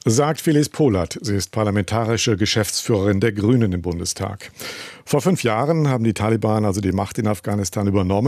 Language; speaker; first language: German; native; German